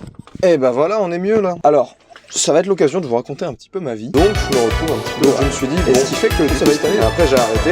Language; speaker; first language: French; native; French